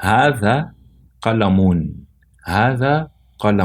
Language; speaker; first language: Arabic; non-native, fluent; Portuguese